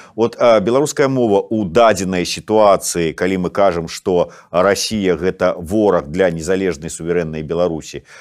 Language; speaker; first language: Belarusian; native; Belarusian